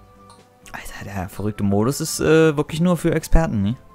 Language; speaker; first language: German; native; German